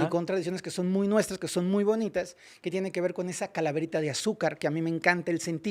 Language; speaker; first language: Spanish; native; Spanish